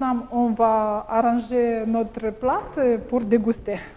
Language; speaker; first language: French; non-native, learner; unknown